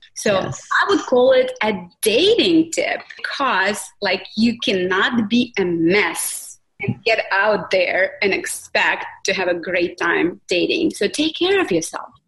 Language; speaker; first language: English; non-native, fluent; Russian